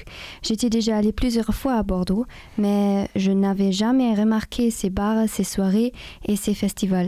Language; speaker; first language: French; non-native, fluent; German